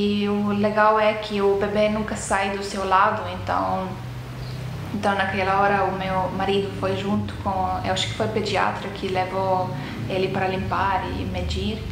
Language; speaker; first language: Portuguese; non-native, fluent; Estonian